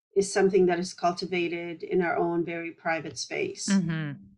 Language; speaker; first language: English; early bilingual, other home language; Polish